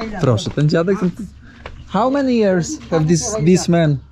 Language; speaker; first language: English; non-native, learner; Polish